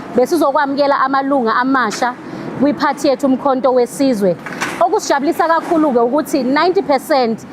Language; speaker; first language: Zulu; non-native, local second language; Xhosa